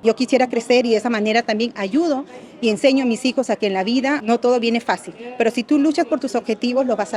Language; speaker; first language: Spanish; native; Spanish